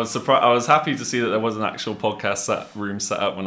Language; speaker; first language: English; native; English